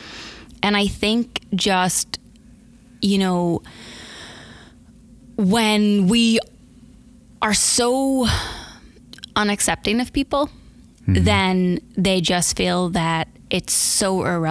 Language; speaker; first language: English; native; English